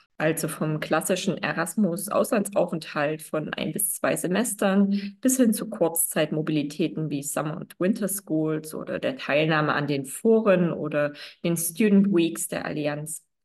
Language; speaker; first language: German; native; German